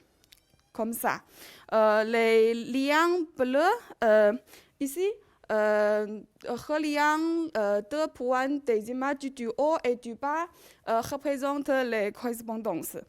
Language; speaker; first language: French; non-native, learner; Chinese